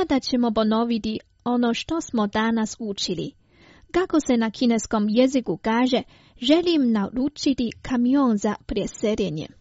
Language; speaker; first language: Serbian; non-native, fluent; Chinese